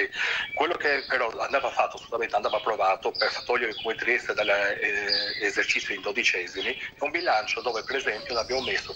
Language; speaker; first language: Italian; native; Italian